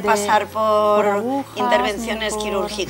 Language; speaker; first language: Spanish; native; Spanish